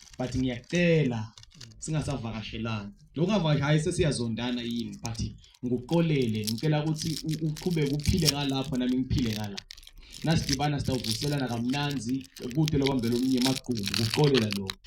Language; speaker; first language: Zulu; non-native, local second language; Swati